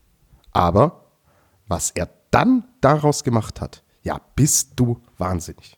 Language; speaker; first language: German; native; German